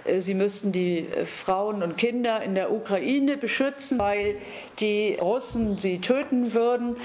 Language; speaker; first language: German; native; German